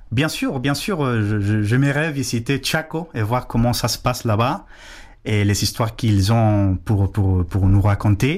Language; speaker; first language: French; non-native, fluent; Spanish